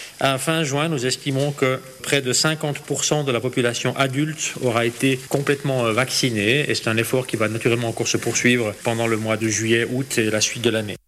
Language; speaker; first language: French; native; French